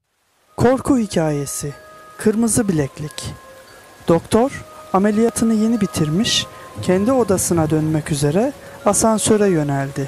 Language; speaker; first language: Turkish; native; Turkish